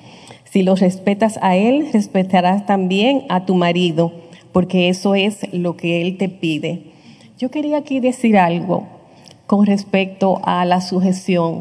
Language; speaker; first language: Spanish; native; Spanish